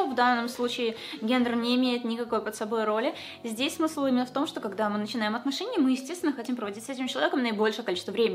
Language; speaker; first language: Russian; native; Russian